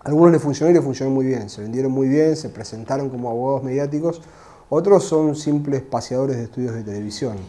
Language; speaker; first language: Spanish; native; Spanish